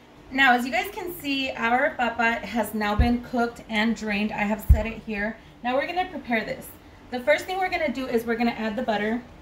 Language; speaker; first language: English; early bilingual, other home language; Spanish